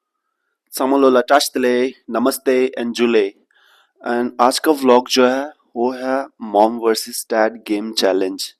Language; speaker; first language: Hindi; non-native, local second language; Tibetan